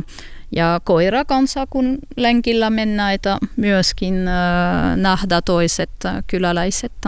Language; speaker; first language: Finnish; non-native, learner; French